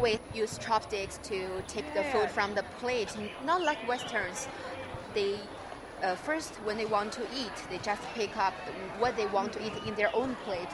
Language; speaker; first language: English; non-native, learner; Chinese